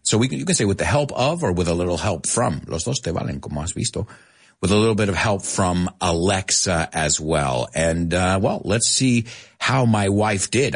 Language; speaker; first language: English; early bilingual, other home language; Spanish